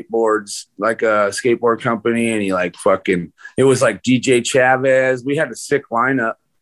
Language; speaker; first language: English; native; English